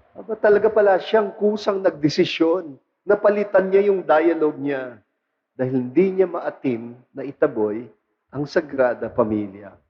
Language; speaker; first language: Filipino; non-native, local second language; Pampanga